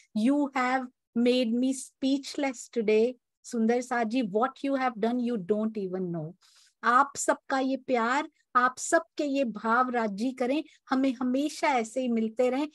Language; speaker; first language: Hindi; native; Hindi